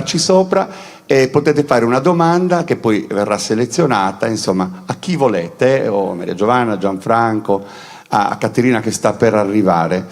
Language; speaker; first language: Italian; native; Italian